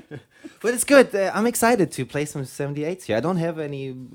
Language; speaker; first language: English; non-native, fluent; German